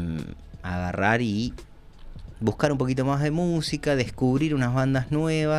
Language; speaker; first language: Spanish; native; Spanish